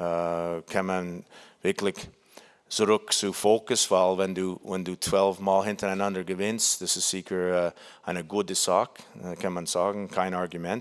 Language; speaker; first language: German; non-native, fluent; English